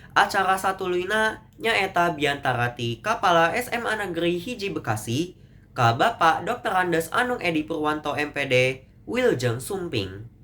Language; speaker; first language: Sundanese; non-native, local second language; Indonesian